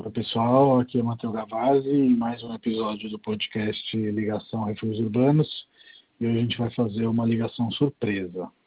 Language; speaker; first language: Portuguese; non-native, fluent; Italian